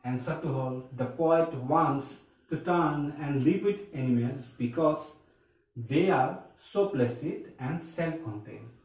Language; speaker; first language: English; non-native, local second language; Assamese